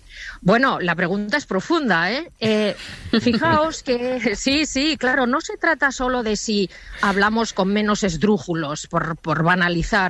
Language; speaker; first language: Spanish; native; Spanish